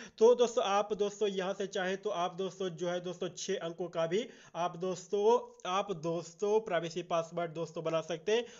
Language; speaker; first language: Hindi; native; Hindi